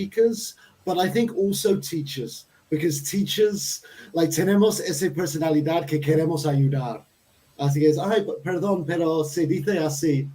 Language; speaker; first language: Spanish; non-native, fluent; English